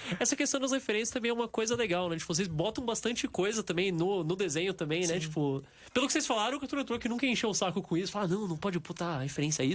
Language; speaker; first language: Portuguese; native; Portuguese